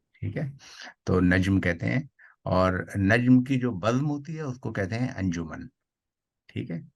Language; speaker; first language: Urdu; native; Urdu